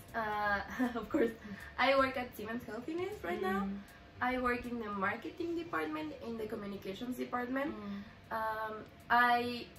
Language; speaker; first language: English; non-native, fluent; Spanish